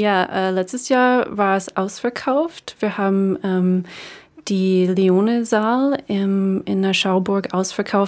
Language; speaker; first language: German; non-native, fluent; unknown